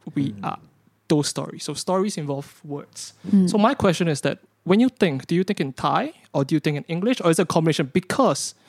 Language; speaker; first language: English; native; English